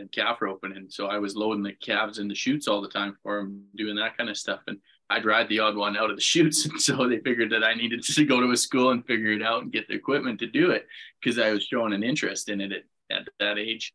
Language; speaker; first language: English; native; English